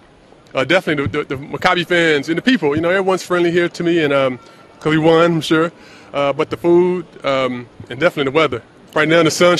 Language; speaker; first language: English; native; English